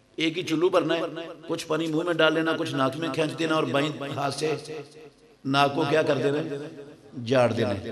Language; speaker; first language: Urdu; non-native, local second language; Punjabi